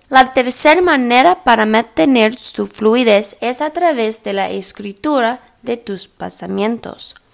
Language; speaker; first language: Spanish; early bilingual, heritage; English